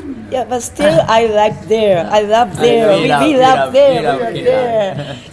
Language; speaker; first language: English; non-native, learner; Japanese